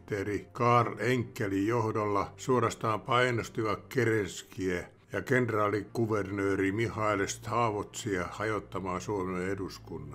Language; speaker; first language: Finnish; native; Finnish